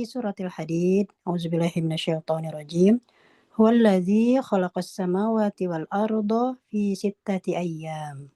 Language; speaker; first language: Arabic; non-native, learner; Indonesian